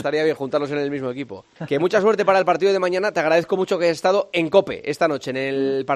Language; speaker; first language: Spanish; native; Spanish